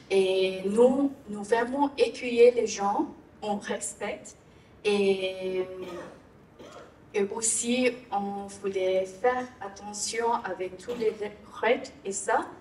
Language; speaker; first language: French; non-native, learner; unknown